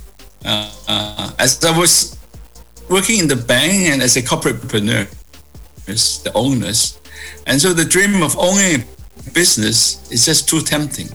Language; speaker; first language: English; non-native, local second language; Cantonese